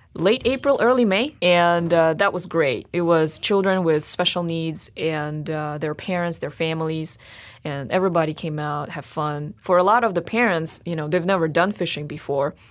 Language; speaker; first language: English; non-native, fluent; Russian